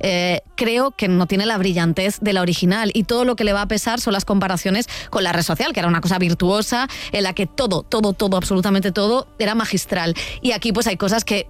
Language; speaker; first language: Spanish; native; Spanish